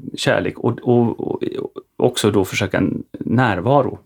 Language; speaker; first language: Swedish; native; Swedish